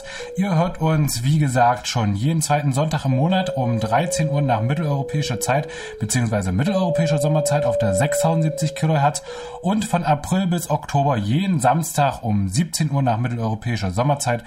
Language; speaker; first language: German; native; German